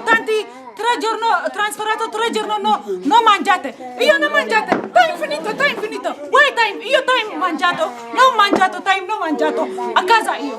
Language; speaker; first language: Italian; non-native, learner; Arabic